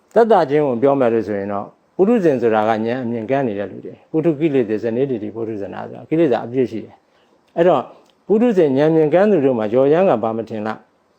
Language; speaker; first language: Burmese; native; Burmese